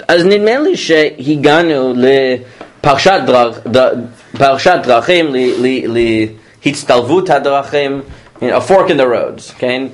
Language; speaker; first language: Hebrew; non-native, fluent; English